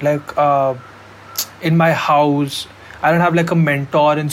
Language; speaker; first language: English; non-native, local second language; Hindi